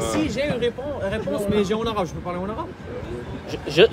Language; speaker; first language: French; non-native, learner; Arabic